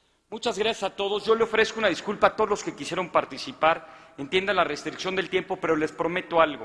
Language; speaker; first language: Spanish; native; Spanish